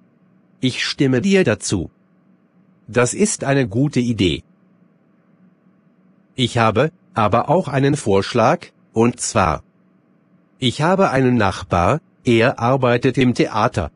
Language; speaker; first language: German; non-native, fluent; Arabic